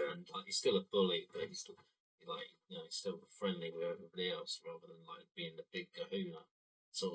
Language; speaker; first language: English; native; English